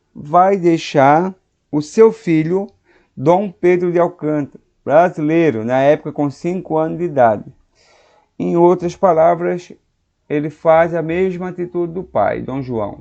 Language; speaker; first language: Portuguese; native; Portuguese